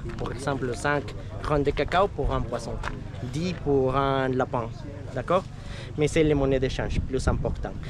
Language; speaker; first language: French; non-native, learner; Spanish